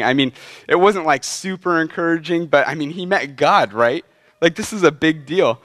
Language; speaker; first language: English; native; English